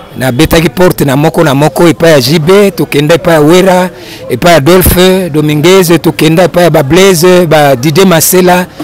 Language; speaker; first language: Lingala; native; Lingala